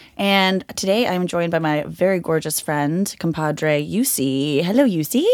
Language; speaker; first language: English; native; English